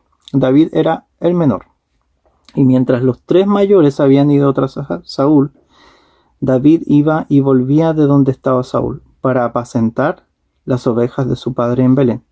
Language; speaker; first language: Spanish; native; Spanish